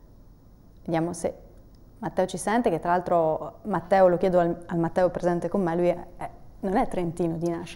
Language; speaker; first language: Italian; native; Italian